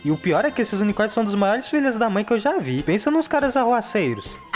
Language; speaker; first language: Portuguese; native; Portuguese